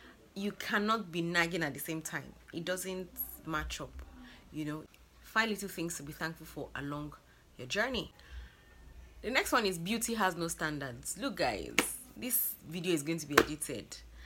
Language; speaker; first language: English; non-native, local second language; Yoruba